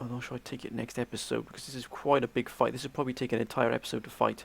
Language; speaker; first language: English; native; English